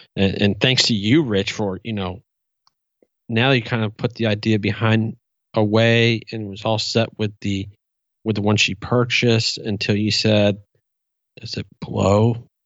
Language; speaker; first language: English; native; English